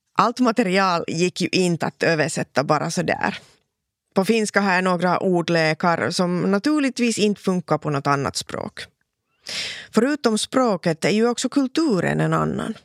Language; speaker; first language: Swedish; non-native, local second language; Finnish